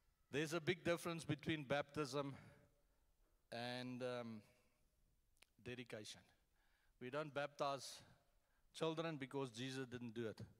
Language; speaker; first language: English; non-native, local second language; Afrikaans